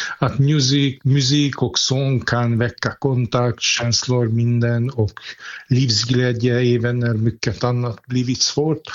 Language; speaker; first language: Swedish; non-native, fluent; Hungarian